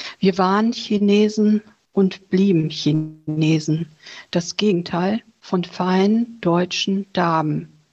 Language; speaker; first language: German; early bilingual, other home language; Chinese